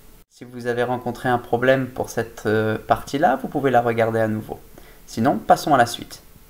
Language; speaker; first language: French; native; French